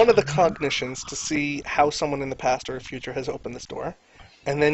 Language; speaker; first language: English; native; English